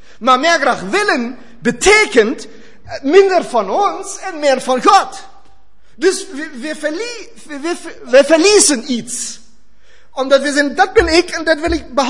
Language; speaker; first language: Dutch; non-native, fluent; German